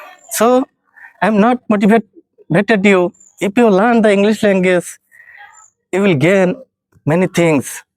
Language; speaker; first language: English; non-native, learner; Bangla